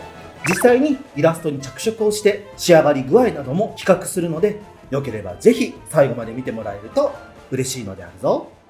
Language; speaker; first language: Japanese; native; Japanese